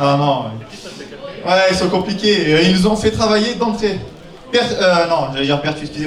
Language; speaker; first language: French; native; French